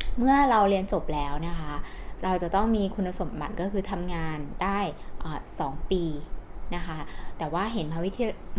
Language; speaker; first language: Thai; native; Thai